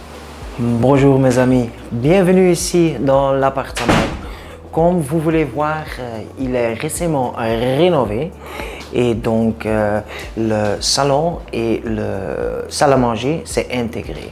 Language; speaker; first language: French; non-native, learner; Spanish